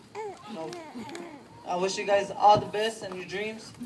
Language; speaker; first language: English; early bilingual, other home language; Spanish